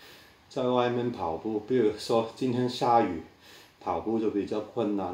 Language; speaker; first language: Chinese; non-native, local second language; Cantonese